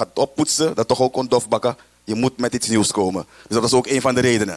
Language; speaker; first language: Dutch; native; Dutch